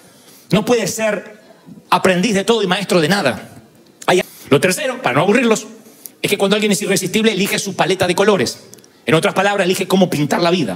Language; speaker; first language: Spanish; native; Spanish